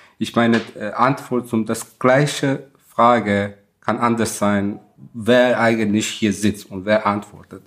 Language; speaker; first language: German; non-native, fluent; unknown